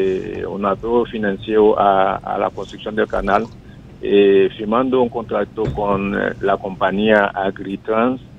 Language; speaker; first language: Spanish; non-native, fluent; Haitian Creole